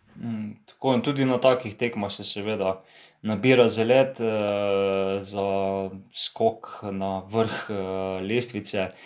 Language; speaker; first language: Slovenian; native; Slovenian